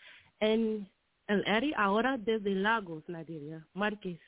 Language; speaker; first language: Spanish; non-native, learner; English